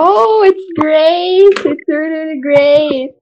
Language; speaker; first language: English; non-native, learner; Portuguese